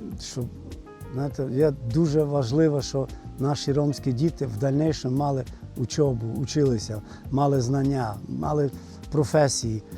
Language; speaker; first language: Ukrainian; non-native, local second language; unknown